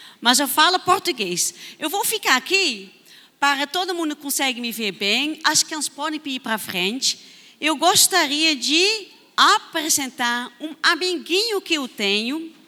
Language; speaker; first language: Portuguese; non-native, fluent; Dutch